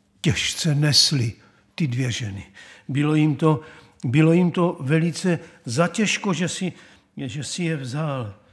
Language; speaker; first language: Czech; native; Czech